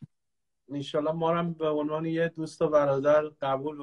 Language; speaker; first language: Persian; native; Persian